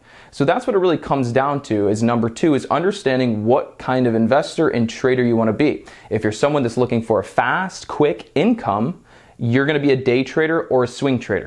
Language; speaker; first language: English; native; English